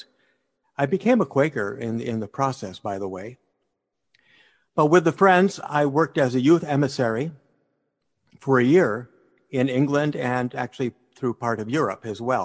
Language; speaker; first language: English; native; English